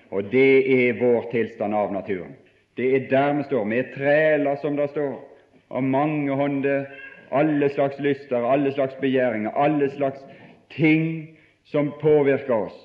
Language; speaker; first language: Norwegian; native; Norwegian